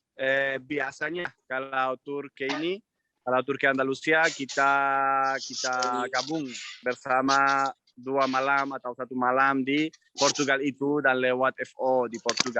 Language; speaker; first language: Indonesian; non-native, fluent; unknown